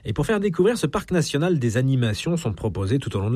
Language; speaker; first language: French; native; French